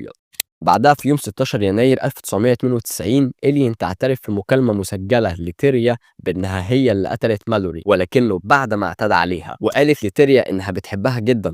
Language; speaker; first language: Arabic; native; Arabic